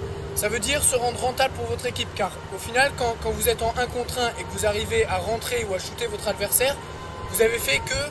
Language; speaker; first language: French; native; French